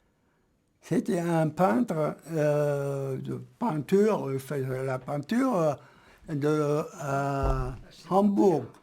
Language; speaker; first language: French; early bilingual, other home language; German